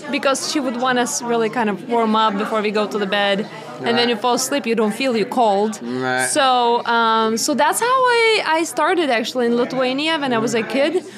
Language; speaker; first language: English; non-native, fluent; Lithuanian